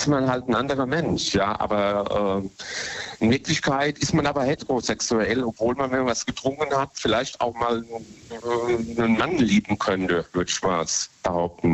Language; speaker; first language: German; native; German